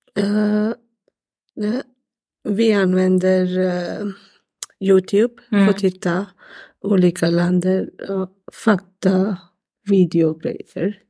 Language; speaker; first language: Swedish; non-native, learner; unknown